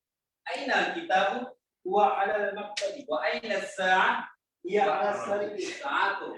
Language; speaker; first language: Arabic; non-native, learner; Indonesian